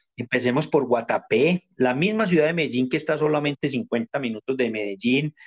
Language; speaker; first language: Spanish; native; Spanish